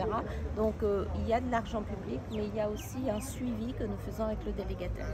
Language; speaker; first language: French; native; French